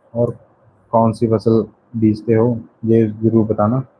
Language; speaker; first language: Hindi; non-native, local second language; Punjabi